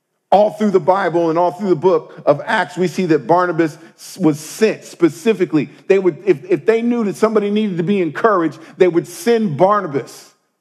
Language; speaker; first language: English; native; English